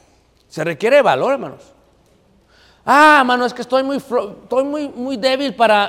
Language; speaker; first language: Spanish; native; Spanish